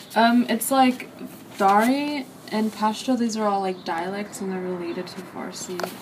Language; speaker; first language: English; early bilingual, other home language; German